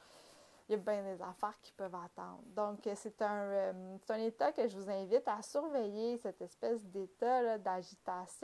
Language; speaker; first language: French; native; French